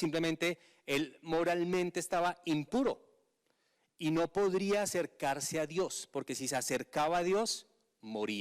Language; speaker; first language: Spanish; native; Spanish